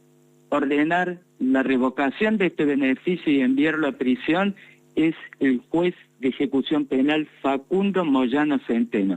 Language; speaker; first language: Spanish; native; Spanish